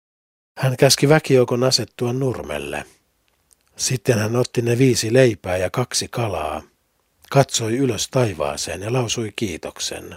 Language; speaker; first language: Finnish; native; Finnish